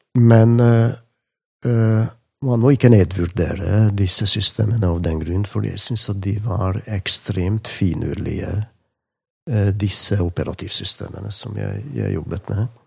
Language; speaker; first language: Norwegian; non-native, fluent; Hungarian